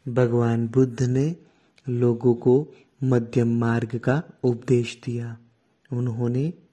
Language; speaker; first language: Hindi; native; Hindi